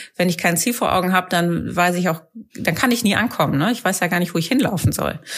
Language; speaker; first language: German; native; German